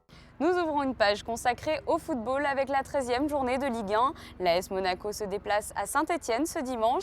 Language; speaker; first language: French; native; French